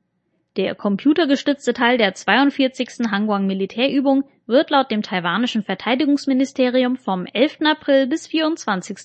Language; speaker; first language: German; native; German